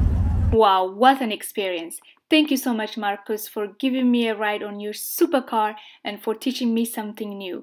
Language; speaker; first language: English; non-native, fluent; Amharic